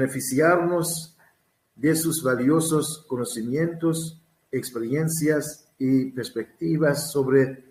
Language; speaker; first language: Spanish; non-native, learner; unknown